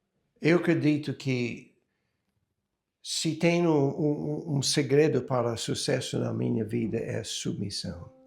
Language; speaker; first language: Portuguese; non-native, fluent; English